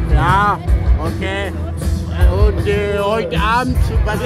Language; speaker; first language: German; non-native, learner; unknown